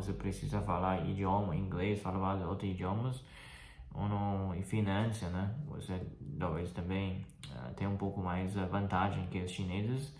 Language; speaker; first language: Portuguese; non-native, fluent; Chinese